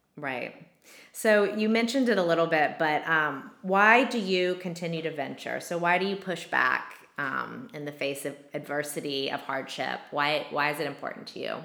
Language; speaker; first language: English; native; English